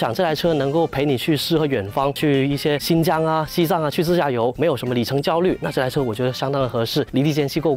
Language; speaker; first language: Chinese; native; Chinese